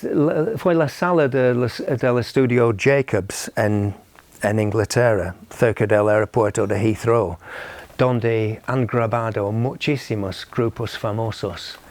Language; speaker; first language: Spanish; non-native, fluent; English